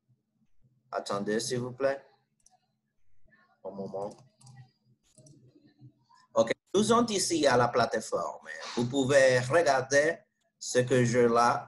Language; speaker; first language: French; non-native, fluent; Spanish